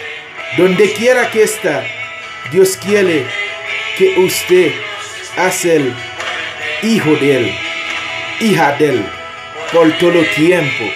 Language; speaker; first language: Spanish; non-native, learner; Haitian Creole